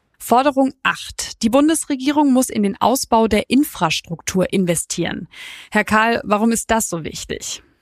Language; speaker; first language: German; native; German